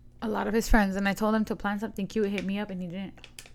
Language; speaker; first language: English; early bilingual, other home language; Spanish